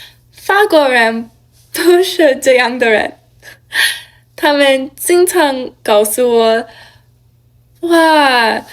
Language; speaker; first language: Chinese; non-native, learner; English